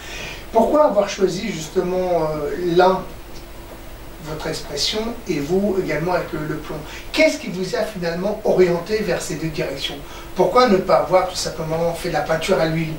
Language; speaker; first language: French; native; French